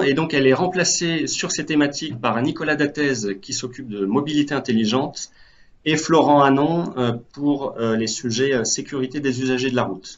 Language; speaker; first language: French; native; French